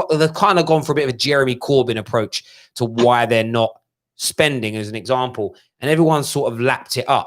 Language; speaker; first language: English; native; English